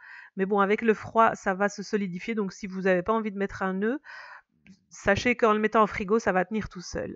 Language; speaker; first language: French; native; French